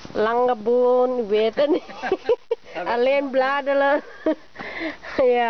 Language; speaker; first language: Dutch; non-native, learner; Thai